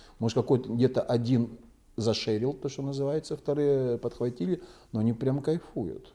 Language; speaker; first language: Russian; native; Russian